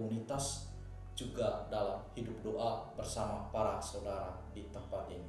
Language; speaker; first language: Indonesian; non-native, local second language; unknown